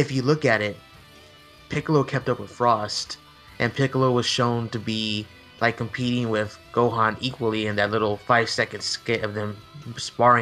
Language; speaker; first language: English; native; English